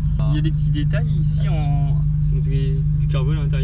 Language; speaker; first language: French; native; French